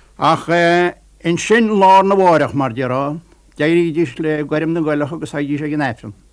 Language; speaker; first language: Irish; native; Irish